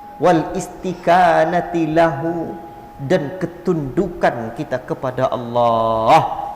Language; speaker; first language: Malay; native; Malay